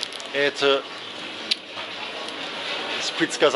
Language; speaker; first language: Russian; non-native, learner; English